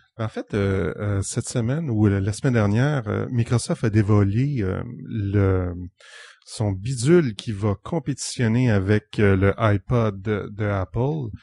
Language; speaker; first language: French; native; French